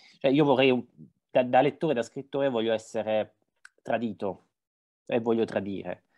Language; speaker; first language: Italian; native; Italian